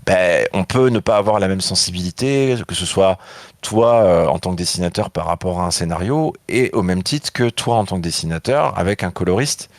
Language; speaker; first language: French; native; French